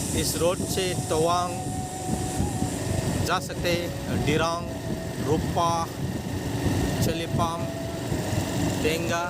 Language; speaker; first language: Hindi; non-native, local second language; Bodo